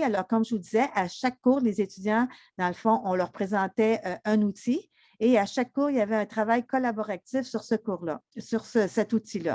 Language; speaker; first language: French; native; French